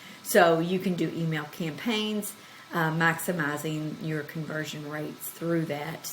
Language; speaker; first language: English; native; English